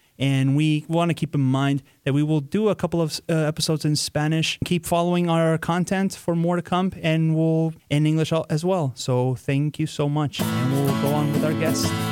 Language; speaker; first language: English; non-native, fluent; Spanish